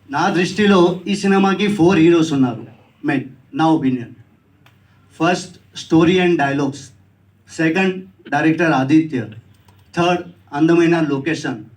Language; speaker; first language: Telugu; non-native, learner; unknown